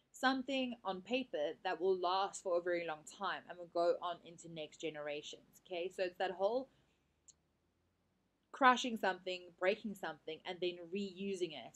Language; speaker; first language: English; native; English